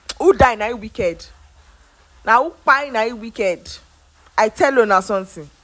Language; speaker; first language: Nigerian Pidgin; non-native, local second language; Yoruba